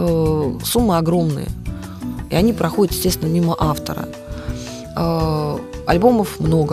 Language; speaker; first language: Russian; native; Russian